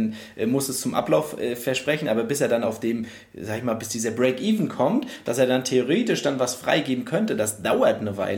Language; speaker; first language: German; native; German